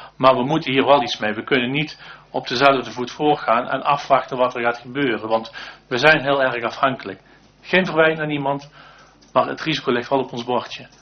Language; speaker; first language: Dutch; native; Dutch